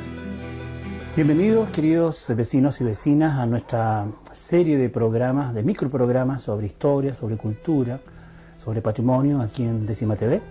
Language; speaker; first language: Spanish; native; Spanish